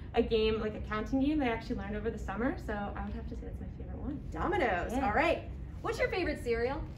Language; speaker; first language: English; native; English